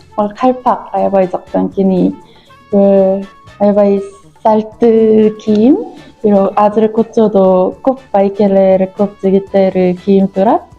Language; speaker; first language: Kyrgyz; non-native, learner; Korean